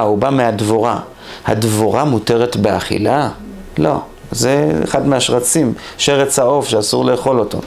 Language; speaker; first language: Hebrew; native; Hebrew